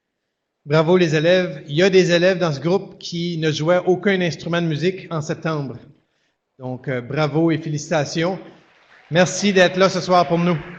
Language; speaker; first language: French; native; French